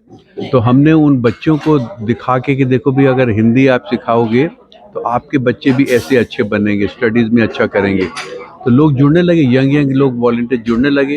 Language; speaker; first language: Hindi; native; Hindi